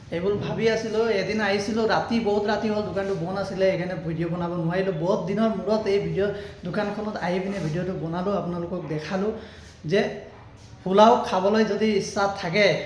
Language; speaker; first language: Assamese; non-native, local second language; Nepali